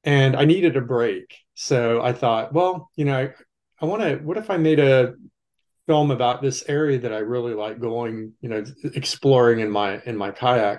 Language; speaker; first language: English; native; English